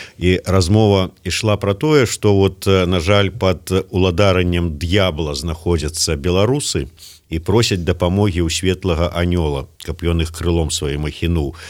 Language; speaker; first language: Belarusian; native; Belarusian